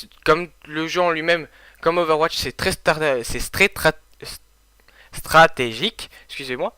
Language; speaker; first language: French; native; French